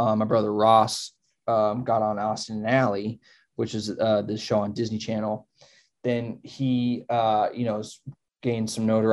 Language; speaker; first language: English; native; English